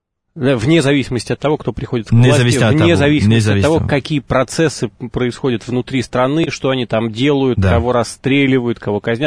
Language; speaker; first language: Russian; native; Russian